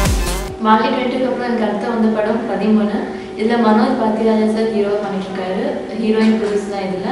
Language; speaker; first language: Tamil; non-native, local second language; Telugu